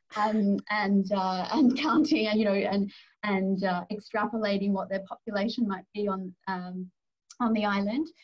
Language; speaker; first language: English; native; English